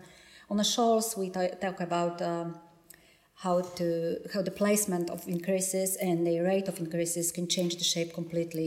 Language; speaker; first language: English; non-native, fluent; Polish